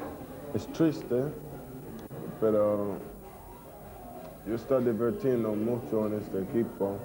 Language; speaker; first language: Spanish; non-native, learner; English